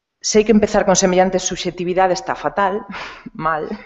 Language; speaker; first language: Galician; non-native, local second language; Spanish